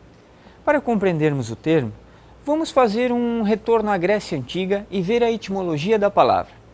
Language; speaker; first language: Portuguese; native; Portuguese